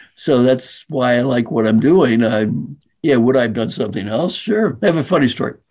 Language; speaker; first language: English; native; English